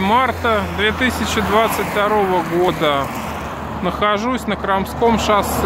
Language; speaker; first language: Russian; native; Russian